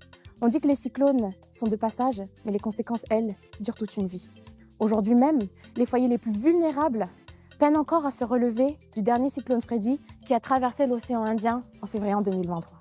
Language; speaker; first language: French; non-native, local second language; Malagasy